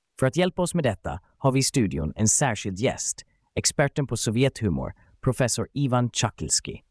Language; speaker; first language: Swedish; native; Swedish